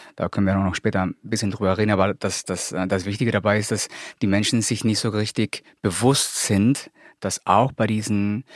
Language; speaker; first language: German; non-native, fluent; Spanish